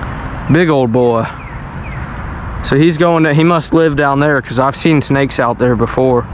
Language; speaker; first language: English; native; English